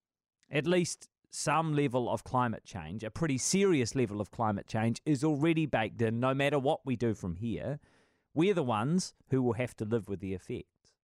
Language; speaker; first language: English; native; English